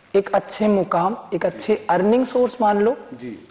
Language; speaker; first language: Hindi; native; Hindi